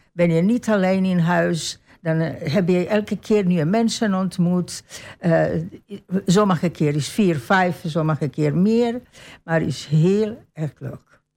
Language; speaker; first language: Dutch; non-native, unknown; Croatian